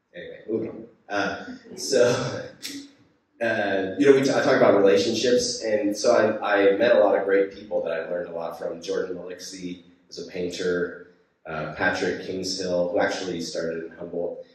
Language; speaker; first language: English; native; English